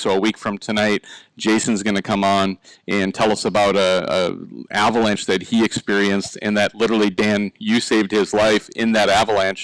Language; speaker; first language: English; native; English